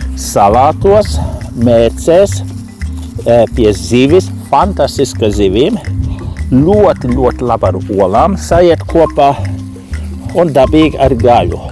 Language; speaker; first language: Latvian; early bilingual, heritage; Latvian